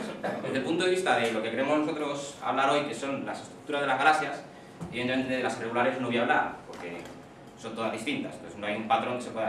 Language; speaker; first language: Spanish; native; Spanish